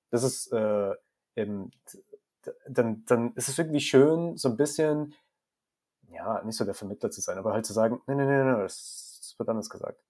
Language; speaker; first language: German; native; German